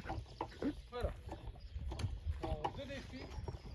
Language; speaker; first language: French; native; French